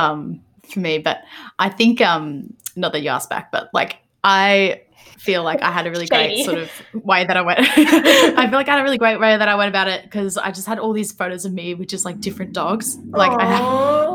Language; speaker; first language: English; native; English